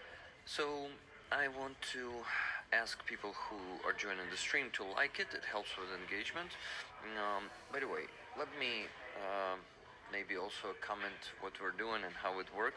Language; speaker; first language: English; non-native, fluent; Ukrainian